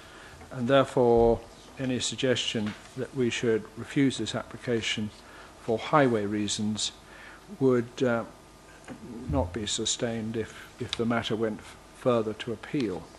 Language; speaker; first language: English; native; English